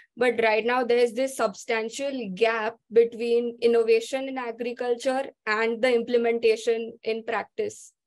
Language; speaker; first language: English; non-native, local second language; Marathi